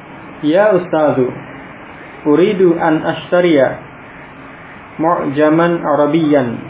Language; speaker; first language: Arabic; non-native, fluent; Indonesian